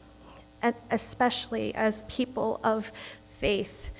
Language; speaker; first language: English; native; English